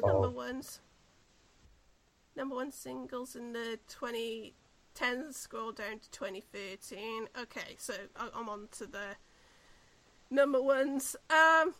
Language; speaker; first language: English; native; English